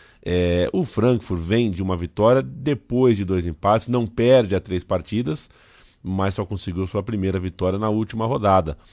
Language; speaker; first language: Portuguese; native; Portuguese